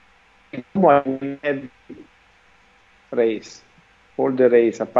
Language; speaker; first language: English; non-native, learner; Italian